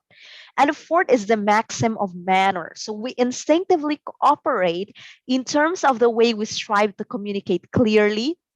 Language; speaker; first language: English; non-native, local second language; Cebuano